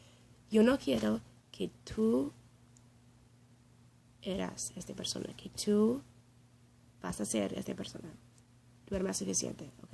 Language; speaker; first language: Spanish; non-native, learner; English